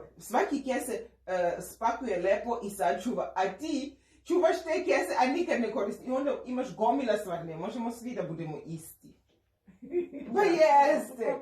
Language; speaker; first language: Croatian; non-native, fluent; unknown